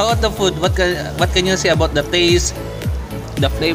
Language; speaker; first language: English; non-native, learner; Filipino